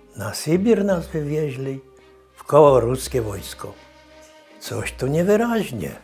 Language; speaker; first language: Polish; early bilingual, heritage; Polish